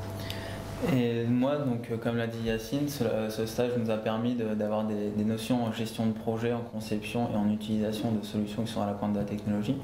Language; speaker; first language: French; native; French